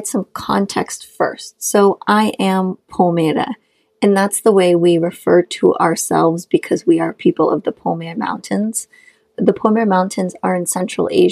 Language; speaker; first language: English; non-native, fluent; Shughni